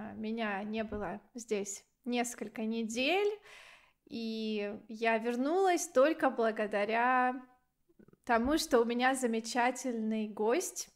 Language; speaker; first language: Russian; native; Russian